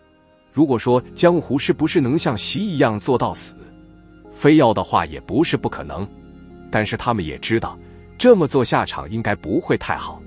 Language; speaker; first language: Chinese; native; Chinese